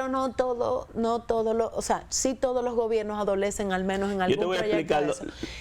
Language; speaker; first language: Spanish; native; Spanish